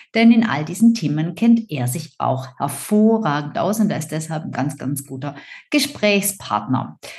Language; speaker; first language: German; native; German